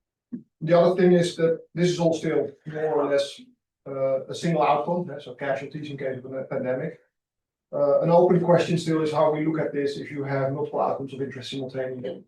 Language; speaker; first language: English; non-native, fluent; Dutch